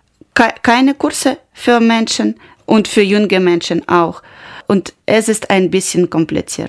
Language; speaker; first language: German; non-native, learner; Ukrainian